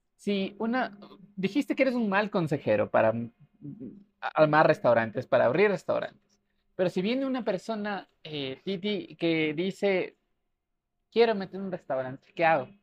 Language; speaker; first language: Spanish; native; Spanish